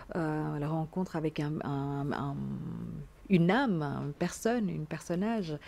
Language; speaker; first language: French; non-native, fluent; Indonesian